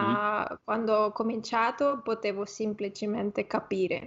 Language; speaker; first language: Italian; non-native, fluent; Spanish